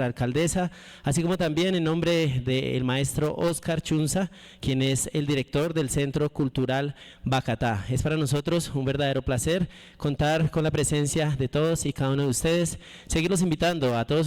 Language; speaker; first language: Spanish; native; Spanish